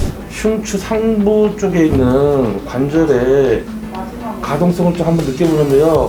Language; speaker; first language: Korean; native; Korean